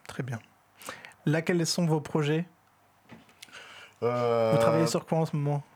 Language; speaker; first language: French; native; French